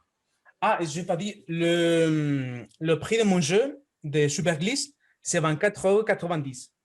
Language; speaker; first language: French; non-native, fluent; Spanish